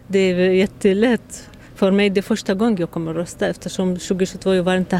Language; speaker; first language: Swedish; non-native, learner; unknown